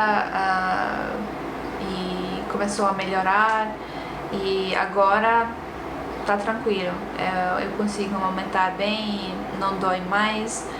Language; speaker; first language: Portuguese; non-native, fluent; Estonian